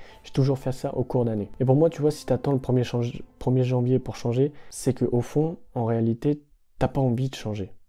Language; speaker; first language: French; native; French